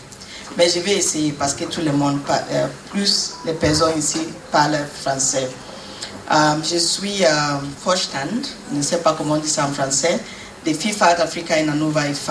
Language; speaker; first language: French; non-native, fluent; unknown